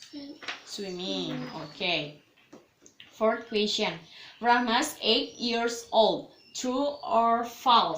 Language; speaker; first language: English; non-native, learner; Indonesian